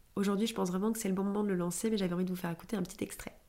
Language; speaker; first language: French; native; French